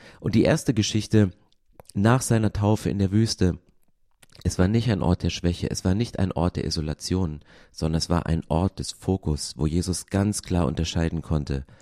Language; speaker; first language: German; native; German